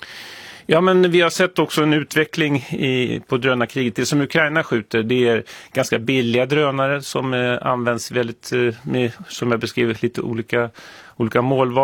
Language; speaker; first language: Swedish; native; Swedish